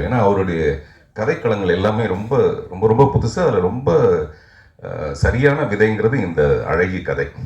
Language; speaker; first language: Tamil; native; Tamil